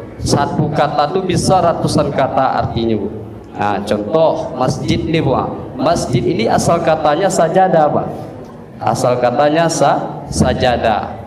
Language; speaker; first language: Malay; non-native, local second language; Minangkabau